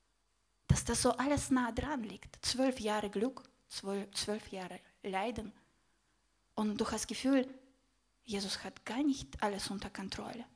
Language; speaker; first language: German; non-native, fluent; Russian